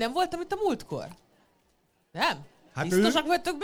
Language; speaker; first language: Hungarian; native; Hungarian